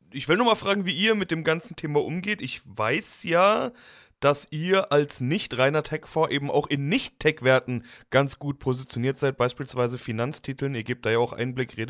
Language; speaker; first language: German; native; German